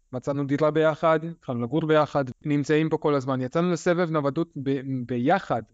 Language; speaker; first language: Hebrew; early bilingual, other home language; Russian